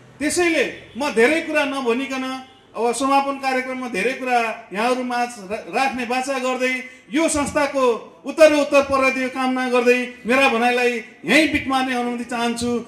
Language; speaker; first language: Nepali; native; Nepali